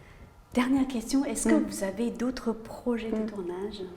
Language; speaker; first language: French; native; French